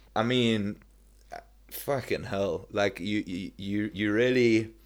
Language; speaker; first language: English; native; English